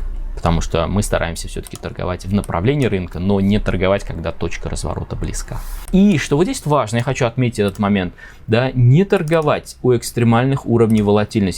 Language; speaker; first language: Russian; native; Russian